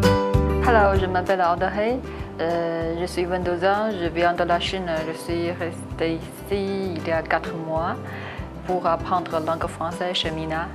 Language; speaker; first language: French; non-native, learner; Chinese